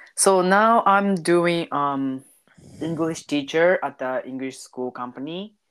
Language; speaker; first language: English; non-native, learner; Japanese